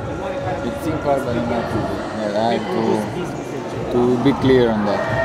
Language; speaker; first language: English; non-native, fluent; Romanian